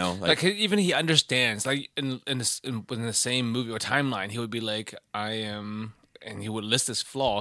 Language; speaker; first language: English; native; English